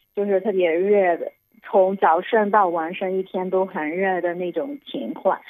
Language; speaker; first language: Chinese; non-native, fluent; Burmese